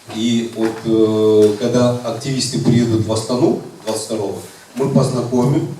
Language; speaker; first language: Russian; non-native, local second language; Kazakh